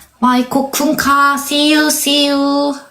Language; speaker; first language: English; non-native, learner; Korean